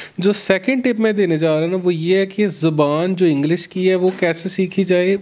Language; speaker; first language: Urdu; non-native, local second language; Punjabi